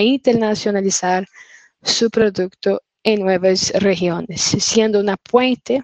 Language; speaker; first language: Spanish; non-native, fluent; Portuguese